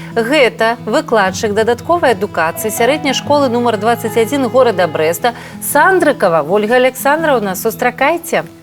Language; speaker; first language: Belarusian; non-native, local second language; Russian